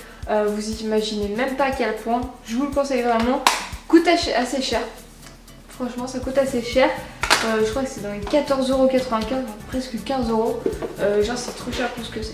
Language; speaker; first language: French; native; French